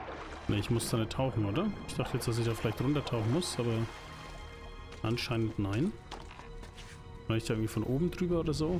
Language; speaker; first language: German; native; German